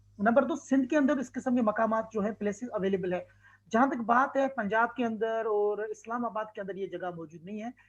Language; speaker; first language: Urdu; non-native, local second language; Sindhi